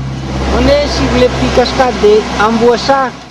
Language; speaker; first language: French; non-native, local second language; Malagasy